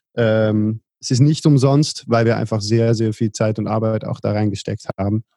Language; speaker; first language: German; non-native, fluent; Dutch